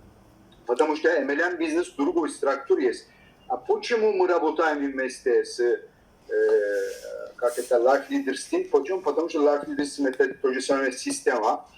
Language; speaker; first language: Russian; non-native, learner; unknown